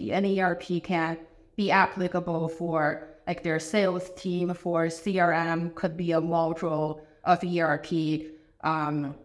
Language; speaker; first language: English; non-native, fluent; Chinese